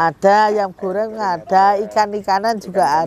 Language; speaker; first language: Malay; non-native, local second language; Javanese